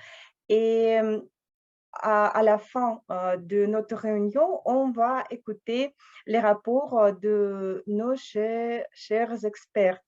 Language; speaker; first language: French; non-native, fluent; Russian